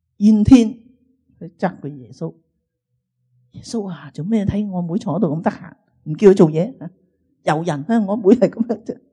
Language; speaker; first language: Cantonese; native; Cantonese